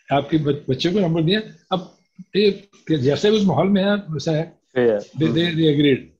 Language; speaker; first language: Hindi; native; Hindi